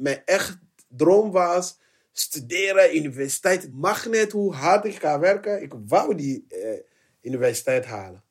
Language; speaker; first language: Dutch; non-native, learner; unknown